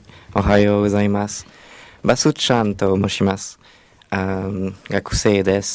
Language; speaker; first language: Japanese; non-native, learner; French